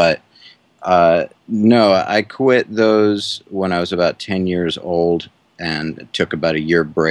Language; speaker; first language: English; native; English